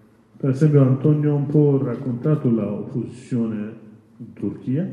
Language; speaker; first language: Italian; non-native, learner; Kurdish